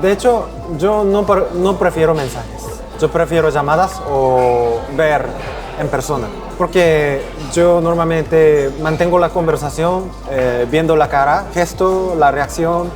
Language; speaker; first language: Spanish; non-native, fluent; Korean